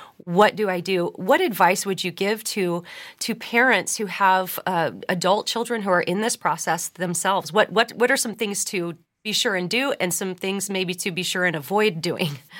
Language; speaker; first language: English; native; English